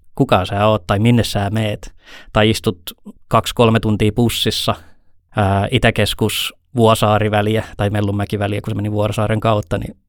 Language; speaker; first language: Finnish; native; Finnish